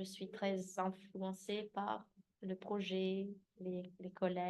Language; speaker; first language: French; early bilingual, heritage; English